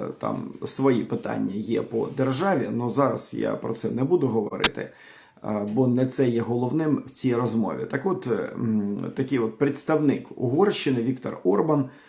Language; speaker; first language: Ukrainian; non-native, local second language; Russian